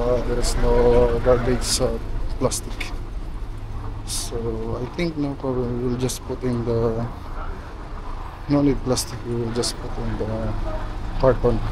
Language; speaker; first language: English; non-native, local second language; Filipino